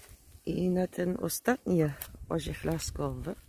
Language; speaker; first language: Polish; non-native, learner; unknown